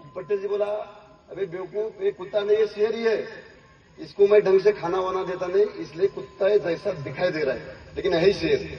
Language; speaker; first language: Hindi; non-native, local second language; Marathi